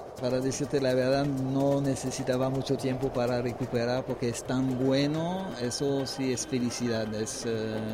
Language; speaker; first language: Spanish; non-native, fluent; French